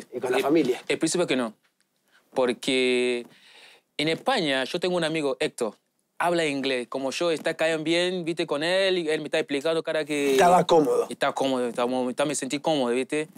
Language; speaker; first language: Spanish; non-native, learner; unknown